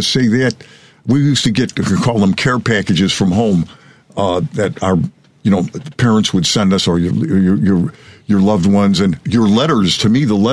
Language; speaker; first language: English; native; English